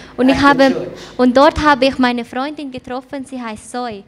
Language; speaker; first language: German; non-native, fluent; Thai